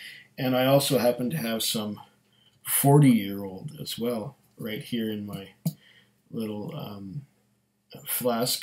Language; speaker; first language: English; native; English